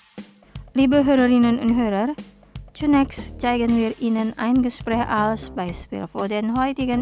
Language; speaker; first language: German; non-native, fluent; Indonesian